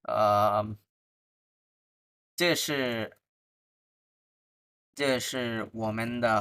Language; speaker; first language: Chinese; non-native, fluent; Bangla